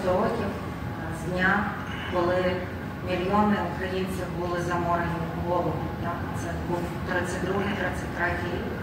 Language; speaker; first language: Ukrainian; native; Ukrainian